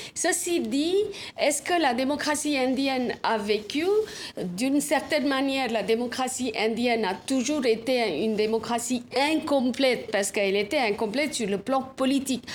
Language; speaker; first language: French; non-native, fluent; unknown